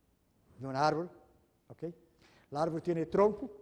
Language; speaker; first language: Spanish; non-native, fluent; Portuguese